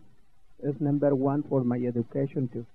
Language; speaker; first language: English; non-native, learner; Spanish